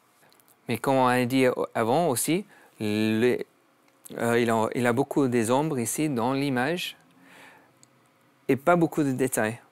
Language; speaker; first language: French; non-native, learner; English